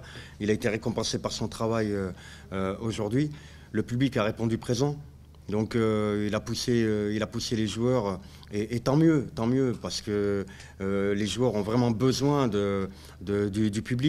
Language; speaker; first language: French; native; French